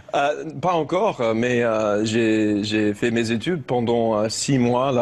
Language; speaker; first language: French; non-native, learner; English